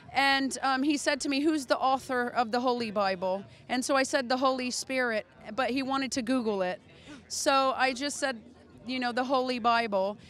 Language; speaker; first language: English; native; English